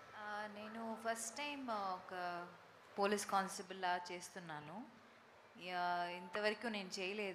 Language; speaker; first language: Telugu; non-native, fluent; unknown